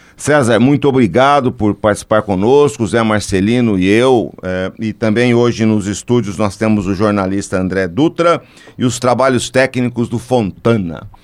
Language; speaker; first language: Portuguese; native; Portuguese